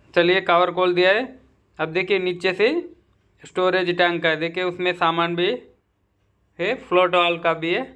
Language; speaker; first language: Hindi; non-native, local second language; Tamil